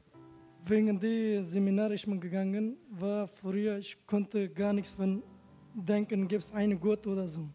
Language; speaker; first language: German; non-native, learner; Turkish